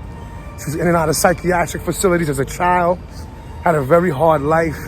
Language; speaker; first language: English; native; English